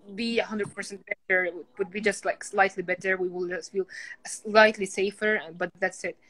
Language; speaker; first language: English; non-native, fluent; Arabic